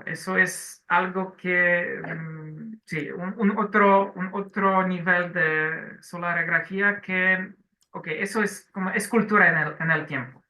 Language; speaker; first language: Spanish; non-native, learner; Polish